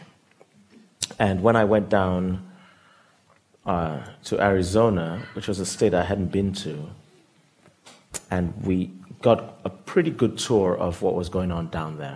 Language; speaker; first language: English; non-native, local second language; Yoruba